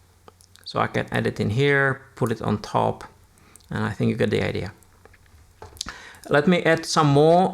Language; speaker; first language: English; non-native, fluent; Czech